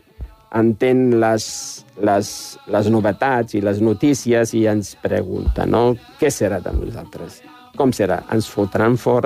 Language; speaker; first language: Catalan; non-native, fluent; Riffian